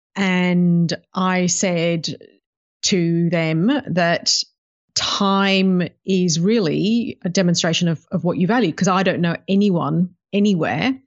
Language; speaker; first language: English; native; English